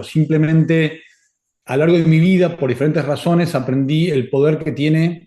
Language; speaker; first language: Spanish; native; Spanish